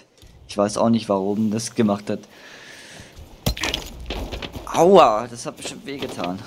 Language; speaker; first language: German; native; German